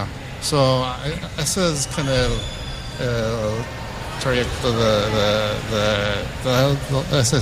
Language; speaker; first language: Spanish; early bilingual, heritage; English